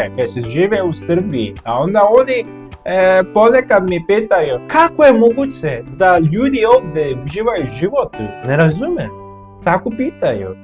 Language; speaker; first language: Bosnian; non-native, learner; Korean